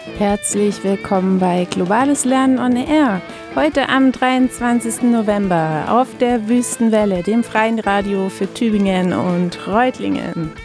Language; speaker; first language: German; native; German